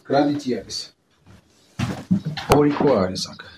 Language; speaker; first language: Georgian; non-native, learner; French